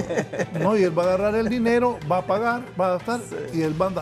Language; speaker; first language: Spanish; native; Spanish